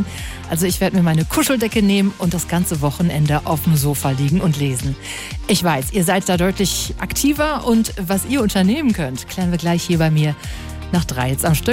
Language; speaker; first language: German; native; German